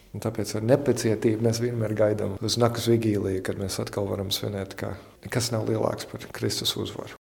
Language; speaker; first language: Latvian; early bilingual, heritage; Latvian